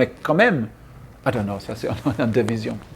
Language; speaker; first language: French; non-native, fluent; English